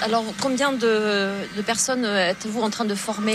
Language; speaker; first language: French; native; French